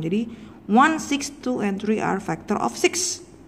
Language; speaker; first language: English; non-native, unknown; Indonesian